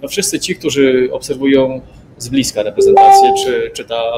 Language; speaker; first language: Polish; native; Polish